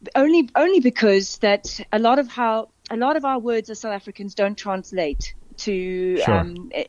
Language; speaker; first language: English; native; English